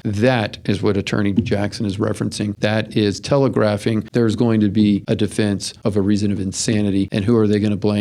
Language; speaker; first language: English; native; English